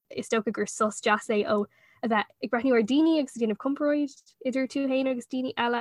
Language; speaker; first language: Irish; non-native, local second language; English